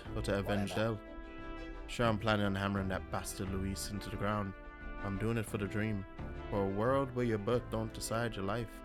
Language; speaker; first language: English; native; English